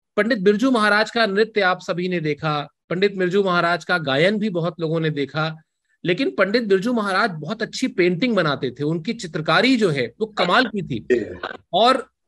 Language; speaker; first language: Hindi; native; Hindi